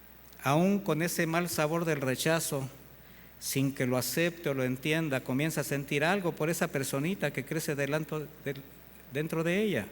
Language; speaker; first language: Spanish; native; Spanish